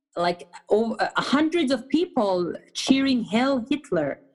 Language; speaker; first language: English; non-native, fluent; Hebrew